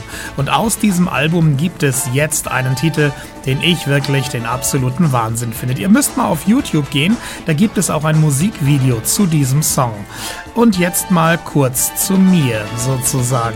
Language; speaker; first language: German; native; German